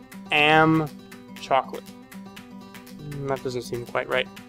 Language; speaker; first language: English; native; English